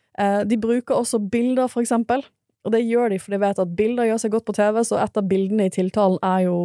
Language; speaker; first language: Norwegian; native; Norwegian